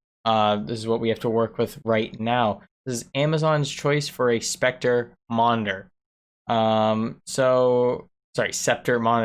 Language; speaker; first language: English; native; English